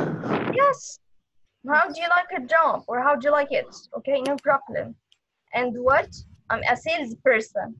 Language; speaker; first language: English; non-native, fluent; Arabic